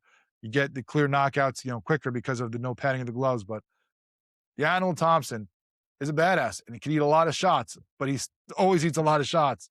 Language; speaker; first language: English; native; English